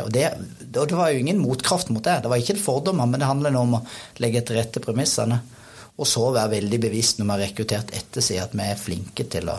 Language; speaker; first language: Norwegian; native; Norwegian